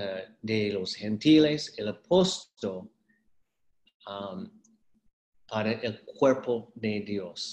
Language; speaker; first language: Spanish; non-native, fluent; English